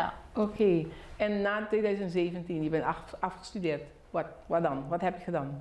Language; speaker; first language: Dutch; non-native, local second language; Papiamento